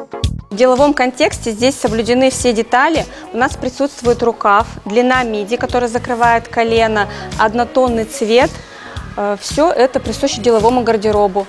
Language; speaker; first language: Russian; native; Russian